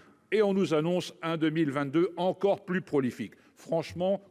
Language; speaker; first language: French; native; French